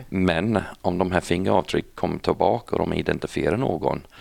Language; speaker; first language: Swedish; non-native, fluent; English